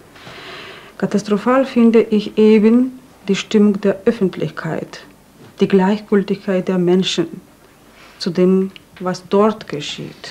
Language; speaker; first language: German; non-native, fluent; Georgian